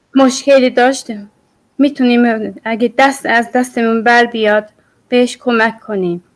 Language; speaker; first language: Persian; native; Persian